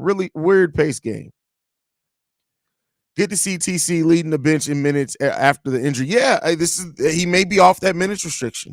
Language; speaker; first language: English; native; English